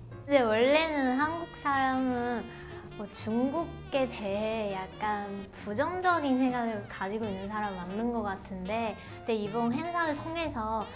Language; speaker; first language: Korean; non-native, fluent; Chinese